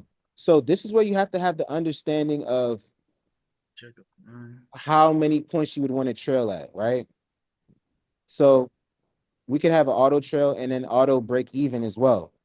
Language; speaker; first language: English; native; English